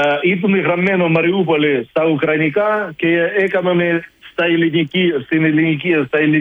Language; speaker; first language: Greek; non-native, learner; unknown